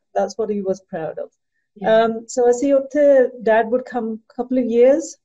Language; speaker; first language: English; early bilingual, other home language; Punjabi